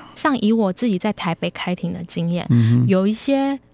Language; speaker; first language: Chinese; non-native, local second language; Min Nan Chinese